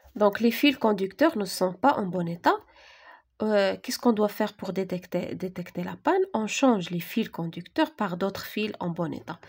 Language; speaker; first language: French; non-native, local second language; Arabic